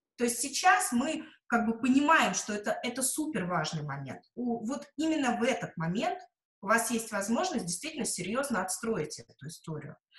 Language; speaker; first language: Russian; native; Russian